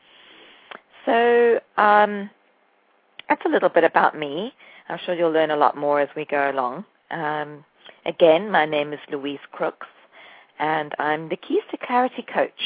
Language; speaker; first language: English; native; English